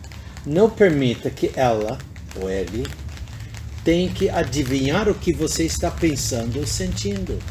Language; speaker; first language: Portuguese; non-native, fluent; English